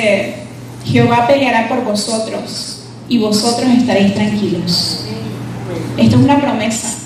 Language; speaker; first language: Spanish; native; Spanish